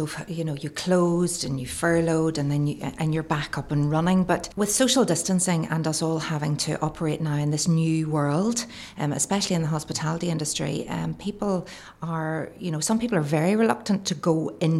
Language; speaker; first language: English; native; English